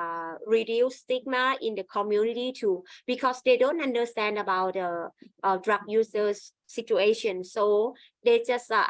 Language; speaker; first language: English; non-native, learner; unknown